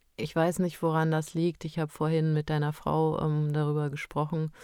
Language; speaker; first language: German; early bilingual, other home language; Romanian